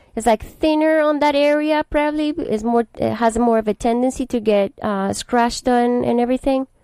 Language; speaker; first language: English; non-native, fluent; Spanish